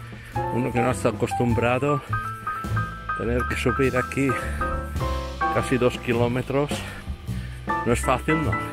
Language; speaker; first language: Spanish; non-native, fluent; Portuguese